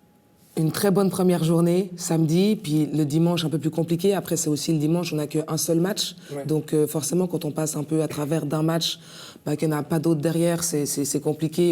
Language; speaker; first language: French; native; French